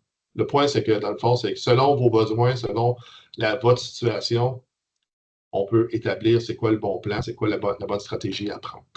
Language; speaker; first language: French; native; French